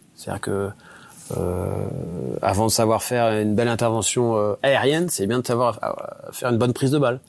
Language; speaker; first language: French; native; French